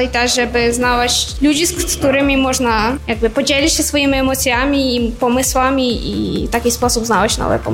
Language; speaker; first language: Polish; non-native, fluent; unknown